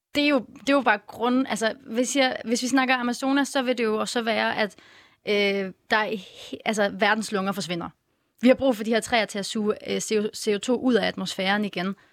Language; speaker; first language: Danish; native; Danish